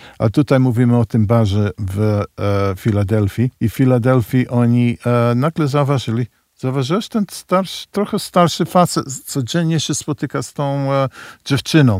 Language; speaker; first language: Polish; early bilingual, heritage; Polish